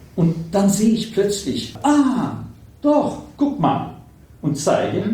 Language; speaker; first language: German; non-native, learner; Swedish